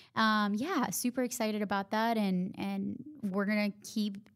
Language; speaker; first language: English; non-native, fluent; Spanish